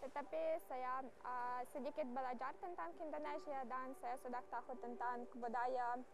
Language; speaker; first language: Indonesian; non-native, learner; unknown